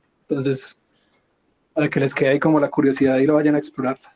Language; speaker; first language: Spanish; native; Spanish